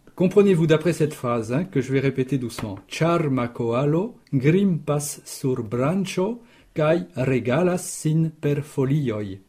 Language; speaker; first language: French; native; French